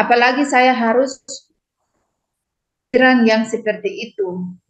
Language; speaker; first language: Indonesian; non-native, local second language; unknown